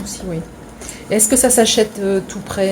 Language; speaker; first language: French; native; French